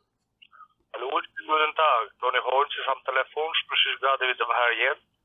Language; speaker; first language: German; non-native, learner; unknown